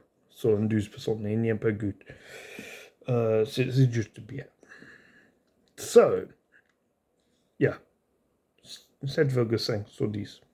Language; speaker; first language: French; non-native, learner; English